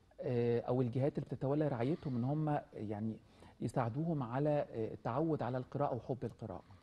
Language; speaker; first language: Arabic; native; Arabic